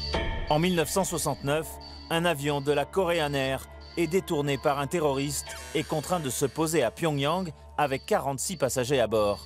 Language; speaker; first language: French; native; French